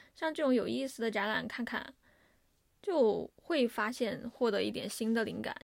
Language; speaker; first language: Chinese; native; Chinese